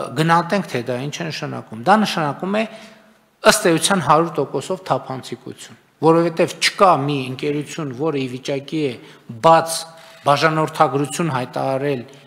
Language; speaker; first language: Armenian; native; Armenian